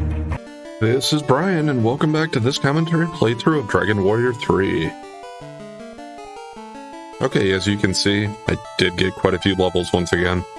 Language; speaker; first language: English; native; English